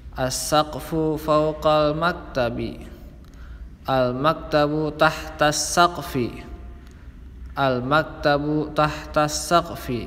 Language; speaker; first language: Arabic; non-native, fluent; Indonesian